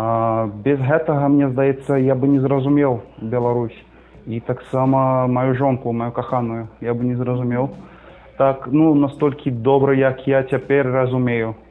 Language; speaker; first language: Belarusian; non-native, fluent; Portuguese